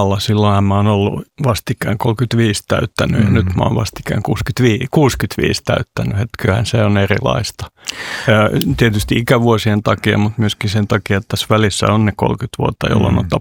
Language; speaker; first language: Finnish; non-native, local second language; Swedish